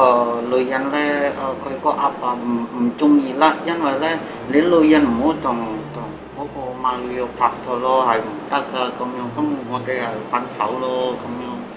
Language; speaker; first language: Cantonese; non-native, fluent; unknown